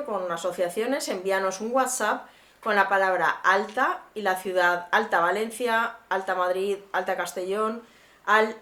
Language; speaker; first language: Spanish; native; Spanish